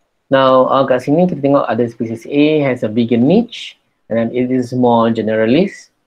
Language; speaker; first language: English; non-native, local second language; Malay